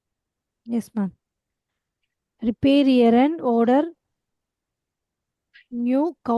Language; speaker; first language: German; non-native, learner; Tamil